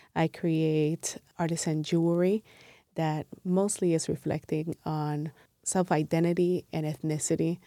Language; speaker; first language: English; non-native, fluent; Spanish